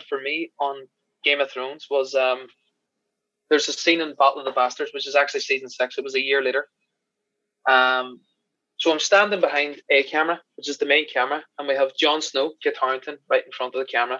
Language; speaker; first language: English; native; English